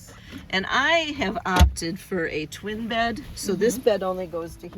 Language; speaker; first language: English; native; English